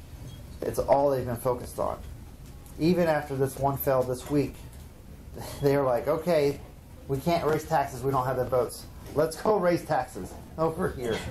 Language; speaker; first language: English; native; English